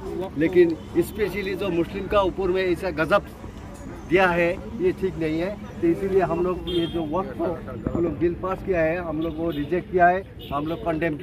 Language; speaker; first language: Hindi; non-native, local second language; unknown